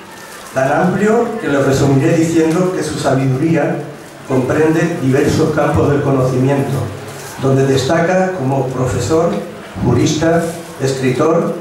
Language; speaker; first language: Spanish; native; Spanish